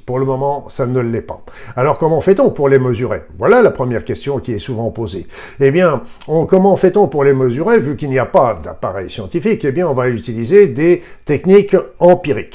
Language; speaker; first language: French; native; French